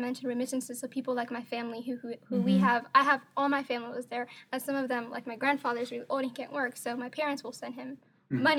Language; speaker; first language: English; non-native, local second language; Somali